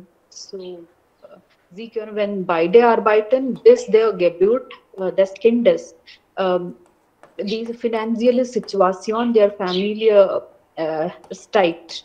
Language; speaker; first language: German; non-native, learner; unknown